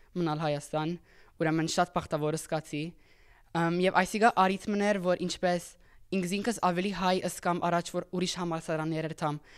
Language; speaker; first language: Armenian; early bilingual, heritage; Armenian